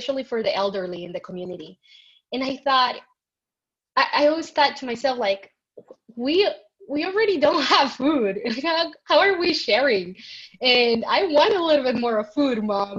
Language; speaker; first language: English; non-native, fluent; Spanish